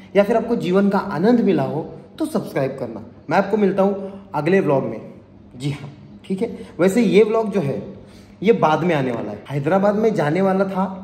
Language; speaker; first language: Hindi; non-native, local second language; Marathi